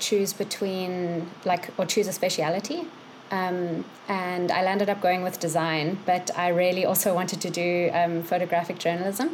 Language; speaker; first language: English; native; English